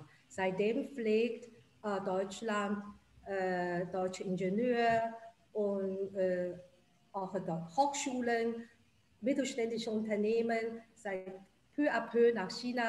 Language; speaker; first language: German; non-native, fluent; Chinese